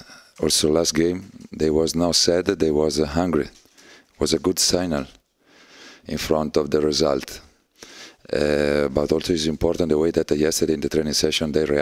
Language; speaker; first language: English; non-native, learner; Italian